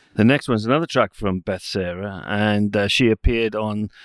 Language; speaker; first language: English; native; English